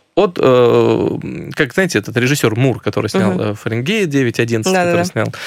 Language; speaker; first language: Russian; native; Russian